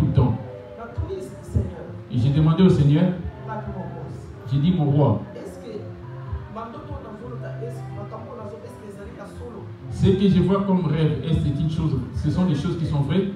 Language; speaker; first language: French; non-native, local second language; Lingala